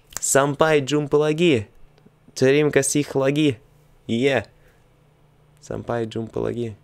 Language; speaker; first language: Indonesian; non-native, learner; Russian